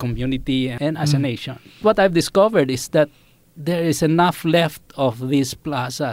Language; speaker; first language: English; non-native, local second language; Filipino